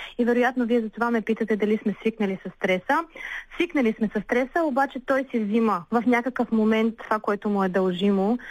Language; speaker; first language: Bulgarian; native; Bulgarian